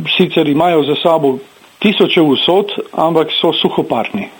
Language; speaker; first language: Slovenian; native; Slovenian